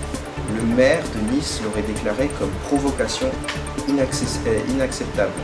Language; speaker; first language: French; non-native, learner; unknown